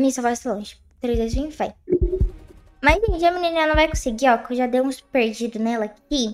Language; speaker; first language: Portuguese; native; Portuguese